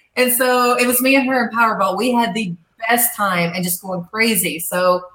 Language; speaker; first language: English; native; English